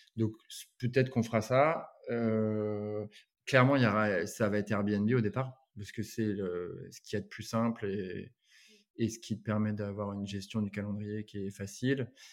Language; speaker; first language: French; native; French